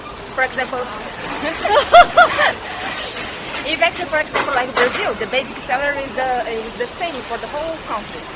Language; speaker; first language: English; non-native, fluent; Portuguese